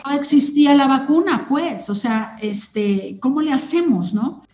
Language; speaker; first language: Spanish; native; Spanish